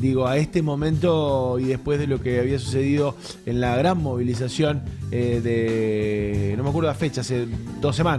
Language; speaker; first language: Spanish; native; Spanish